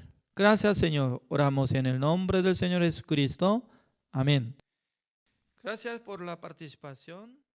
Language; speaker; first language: Spanish; non-native, fluent; Korean